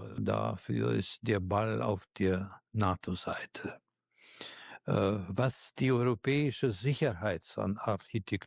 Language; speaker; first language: German; non-native, fluent; Russian